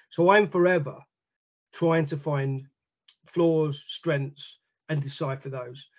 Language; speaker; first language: English; native; English